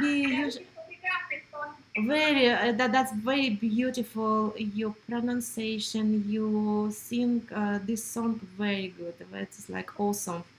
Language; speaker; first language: English; non-native, learner; Russian